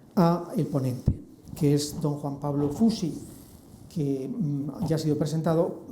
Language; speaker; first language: Spanish; native; Spanish